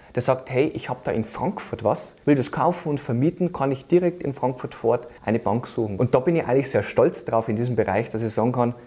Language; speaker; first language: German; native; German